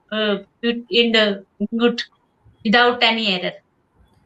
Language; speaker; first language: English; non-native, local second language; Hindi